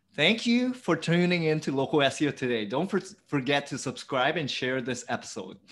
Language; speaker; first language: English; early bilingual, other home language; Vietnamese